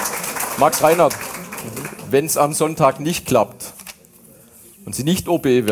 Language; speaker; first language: German; native; German